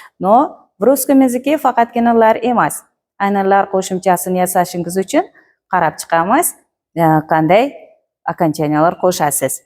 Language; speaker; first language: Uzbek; native; Uzbek